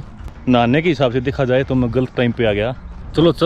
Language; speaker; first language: Hindi; native; Hindi